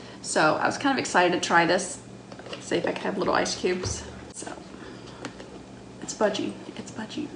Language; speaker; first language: English; native; English